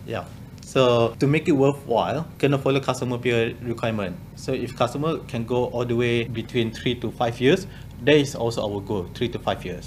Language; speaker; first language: English; non-native, local second language; Malay